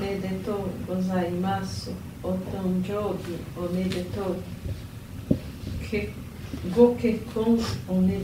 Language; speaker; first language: Japanese; non-native, learner; Portuguese